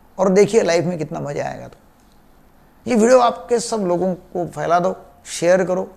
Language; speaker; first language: Hindi; non-native, local second language; Marathi